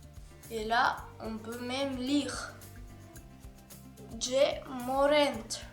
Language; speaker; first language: French; non-native, learner; Ukrainian